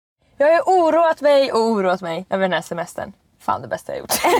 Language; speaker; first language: Swedish; native; Swedish